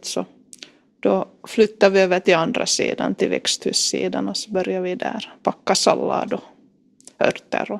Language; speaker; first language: Swedish; native; Swedish